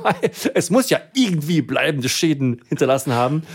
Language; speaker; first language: German; native; German